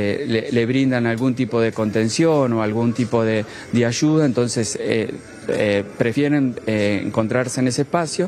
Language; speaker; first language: Spanish; native; Spanish